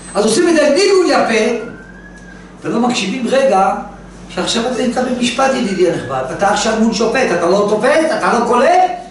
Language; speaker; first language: Hebrew; native; Hebrew